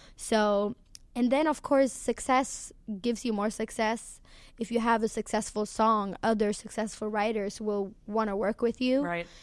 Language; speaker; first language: English; non-native, fluent; Swedish